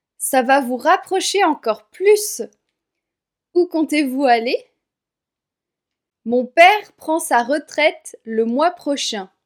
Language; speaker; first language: French; native; French